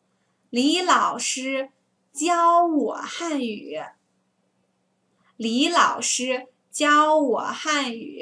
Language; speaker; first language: Chinese; non-native, learner; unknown